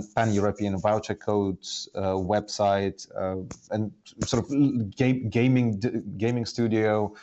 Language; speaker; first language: English; non-native, fluent; Estonian